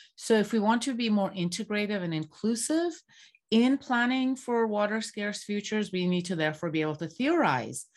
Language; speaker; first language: English; non-native, local second language; Bangla